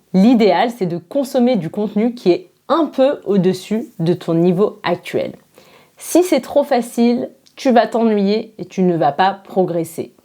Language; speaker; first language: French; native; French